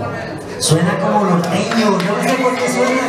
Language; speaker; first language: Spanish; native; Spanish